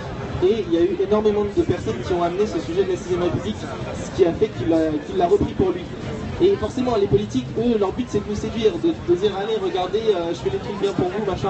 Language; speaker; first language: French; native; French